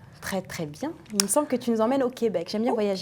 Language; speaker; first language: French; native; French